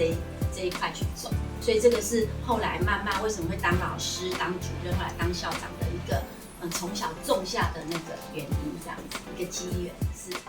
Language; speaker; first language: Chinese; non-native, local second language; Min Nan Chinese